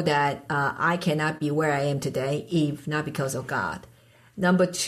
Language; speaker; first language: English; non-native, fluent; Chinese